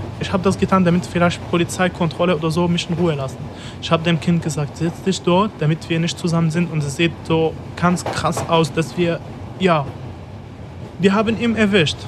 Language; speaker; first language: German; non-native, fluent; Arabic